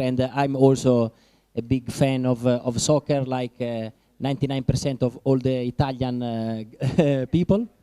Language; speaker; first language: English; non-native, learner; Italian